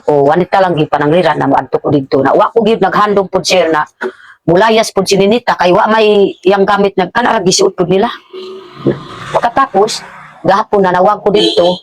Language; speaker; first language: Cebuano; non-native, local second language; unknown